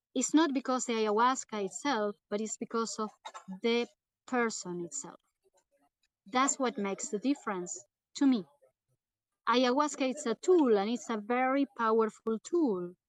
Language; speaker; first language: English; non-native, fluent; Portuguese